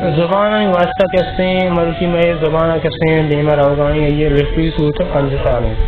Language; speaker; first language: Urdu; non-native, local second language; Baluchi